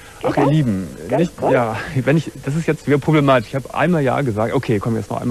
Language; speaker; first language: German; native; German